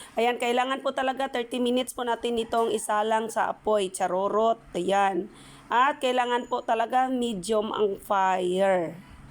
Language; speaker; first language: Filipino; non-native, local second language; Cebuano